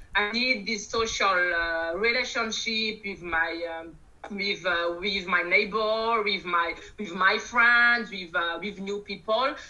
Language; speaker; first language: English; non-native, learner; Malagasy